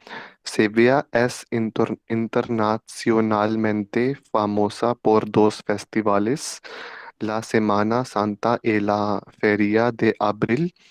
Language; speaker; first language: Spanish; non-native, learner; Hindi